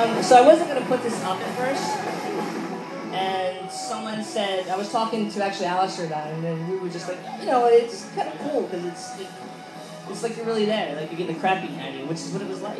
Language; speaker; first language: English; native; English